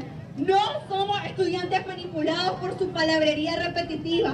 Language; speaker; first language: Spanish; native; Spanish